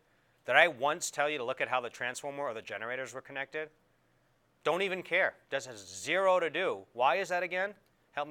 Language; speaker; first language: English; native; English